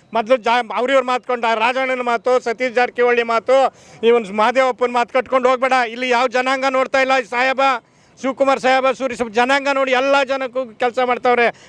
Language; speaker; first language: Kannada; native; Kannada